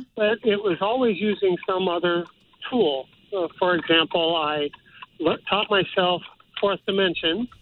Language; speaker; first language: English; native; English